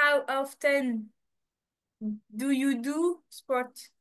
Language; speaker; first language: English; non-native, learner; French